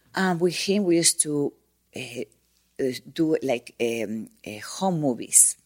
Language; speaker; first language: English; non-native, learner; Spanish